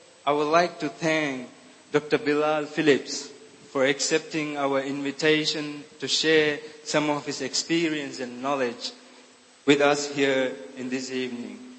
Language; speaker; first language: English; non-native, local second language; Divehi